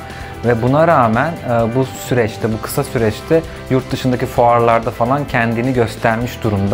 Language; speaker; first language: Turkish; native; Turkish